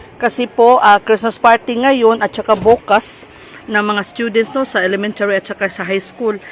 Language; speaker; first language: Filipino; non-native, local second language; Cebuano